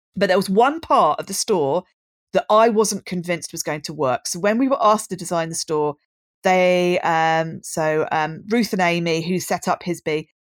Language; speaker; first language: English; native; English